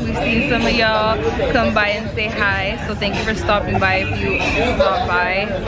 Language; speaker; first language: English; early bilingual, other home language; Spanish